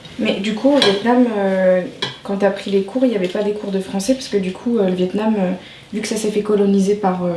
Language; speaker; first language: French; early bilingual, other home language; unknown